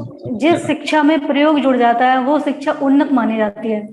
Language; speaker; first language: Hindi; native; Hindi